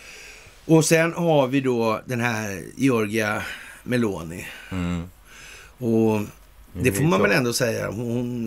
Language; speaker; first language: Swedish; native; Swedish